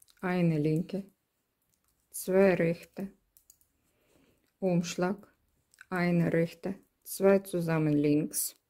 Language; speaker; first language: German; non-native, learner; Russian